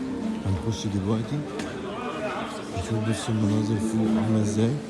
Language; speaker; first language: Arabic; native; Arabic